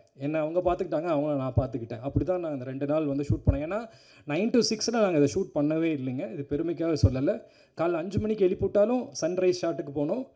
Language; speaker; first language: Tamil; native; Tamil